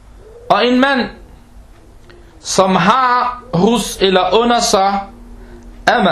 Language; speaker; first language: Danish; early bilingual, other home language; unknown